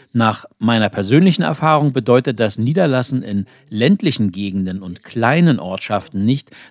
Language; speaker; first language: German; non-native, fluent; Ukrainian